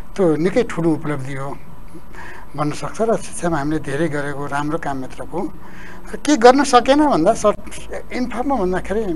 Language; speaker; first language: Nepali; native; Nepali